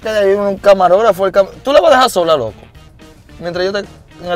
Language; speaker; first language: Spanish; native; Spanish